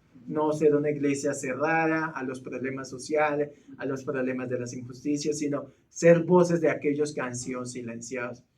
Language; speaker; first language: Spanish; native; Spanish